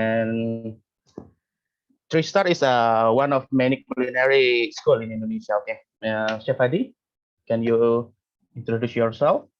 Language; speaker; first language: English; non-native, learner; Indonesian